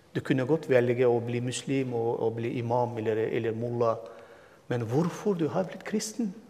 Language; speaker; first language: Norwegian; non-native, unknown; Turkmen